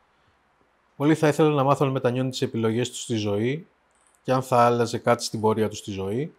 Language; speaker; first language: Greek; native; Greek